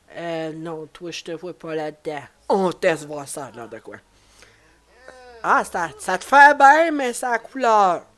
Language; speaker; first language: French; native; French